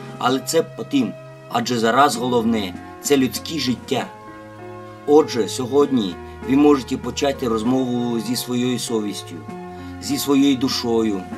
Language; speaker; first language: Ukrainian; non-native, fluent; Russian